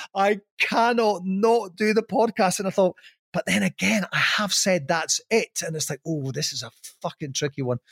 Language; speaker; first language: English; native; English